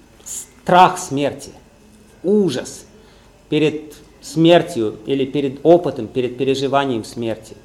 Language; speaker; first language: Russian; native; Russian